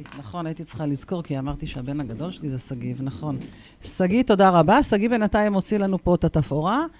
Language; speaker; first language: Hebrew; native; Hebrew